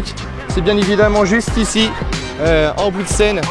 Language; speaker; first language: French; native; French